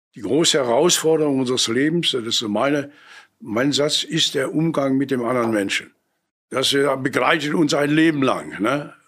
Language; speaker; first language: German; native; German